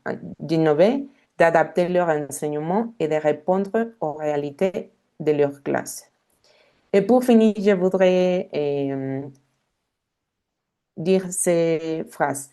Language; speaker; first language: French; non-native, fluent; Spanish